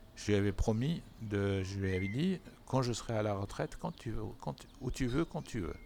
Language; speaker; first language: French; non-native, local second language; Arabic